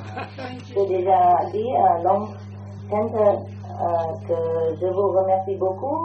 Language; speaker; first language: French; non-native, learner; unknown